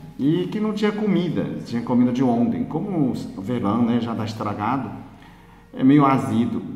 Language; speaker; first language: Portuguese; non-native, fluent; Chinese